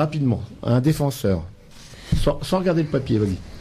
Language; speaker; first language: French; native; French